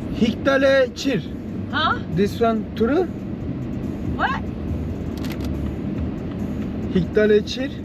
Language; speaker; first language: English; non-native, learner; Turkish